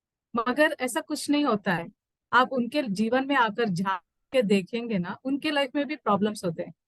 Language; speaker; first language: Hindi; native; Hindi